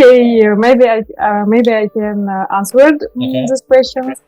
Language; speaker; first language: English; non-native, learner; Russian